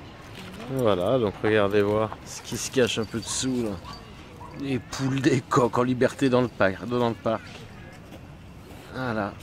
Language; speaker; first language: French; native; French